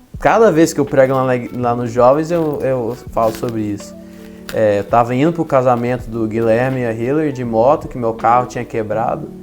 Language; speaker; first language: Portuguese; early bilingual, heritage; Portuguese